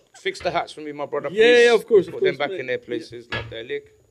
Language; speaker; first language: English; native; English